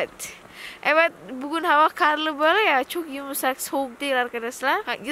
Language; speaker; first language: Turkish; non-native, learner; Indonesian